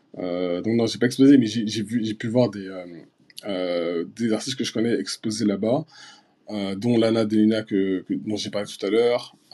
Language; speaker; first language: French; early bilingual, other home language; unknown